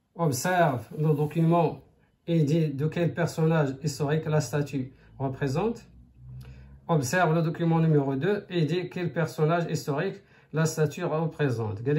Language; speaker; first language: French; non-native, local second language; Arabic